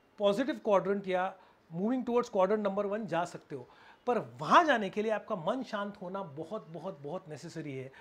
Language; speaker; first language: Hindi; non-native, local second language; Marathi